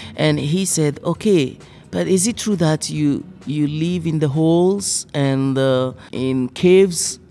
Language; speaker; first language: English; non-native, fluent; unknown